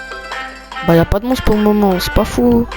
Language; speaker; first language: French; native; French